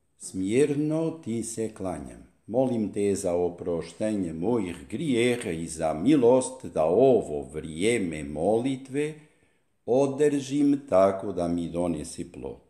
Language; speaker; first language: Croatian; non-native, fluent; Spanish